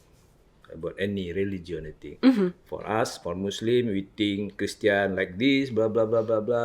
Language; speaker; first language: English; non-native, learner; Indonesian